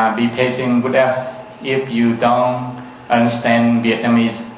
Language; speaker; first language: English; non-native, fluent; Vietnamese